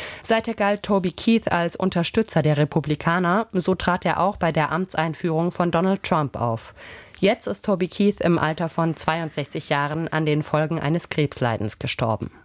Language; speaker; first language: German; native; German